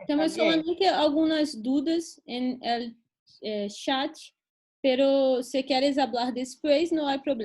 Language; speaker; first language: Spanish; non-native, learner; Portuguese